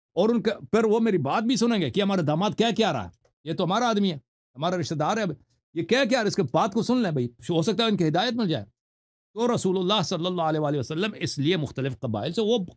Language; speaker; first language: Urdu; non-native, fluent; Persian